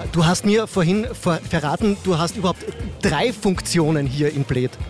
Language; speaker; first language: German; native; German